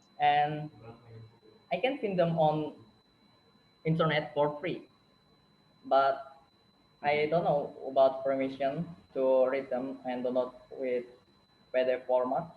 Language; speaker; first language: English; non-native, learner; Indonesian